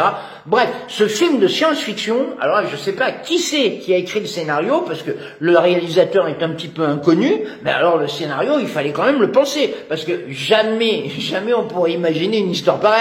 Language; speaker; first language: French; native; French